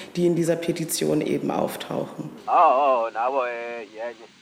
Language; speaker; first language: German; native; German